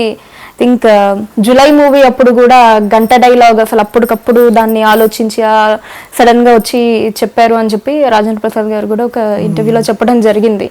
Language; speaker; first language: Telugu; native; Telugu